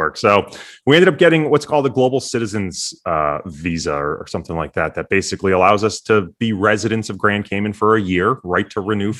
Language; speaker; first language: English; native; English